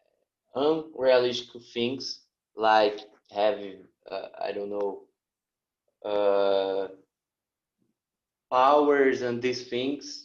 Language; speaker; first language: English; non-native, learner; Portuguese